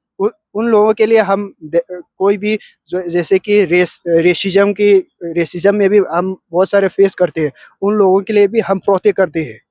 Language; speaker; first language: Hindi; non-native, local second language; Manipuri